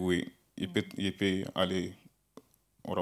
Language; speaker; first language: French; non-native, learner; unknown